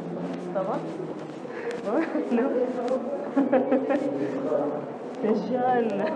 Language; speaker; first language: French; non-native, learner; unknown